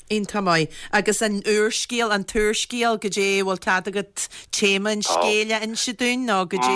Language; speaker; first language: Irish; native; Irish